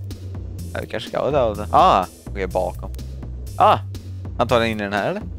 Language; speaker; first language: Swedish; native; Swedish